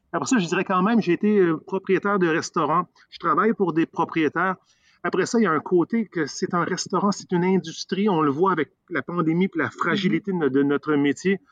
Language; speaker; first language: French; native; French